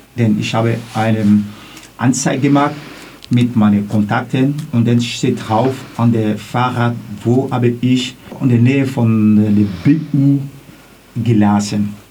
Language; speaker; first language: German; non-native, learner; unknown